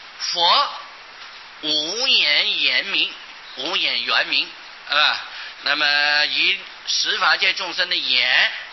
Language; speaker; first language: Chinese; non-native, local second language; Hakka Chinese